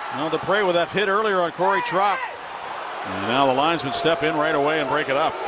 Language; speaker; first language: English; native; English